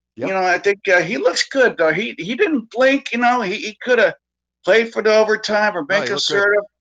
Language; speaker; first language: English; native; English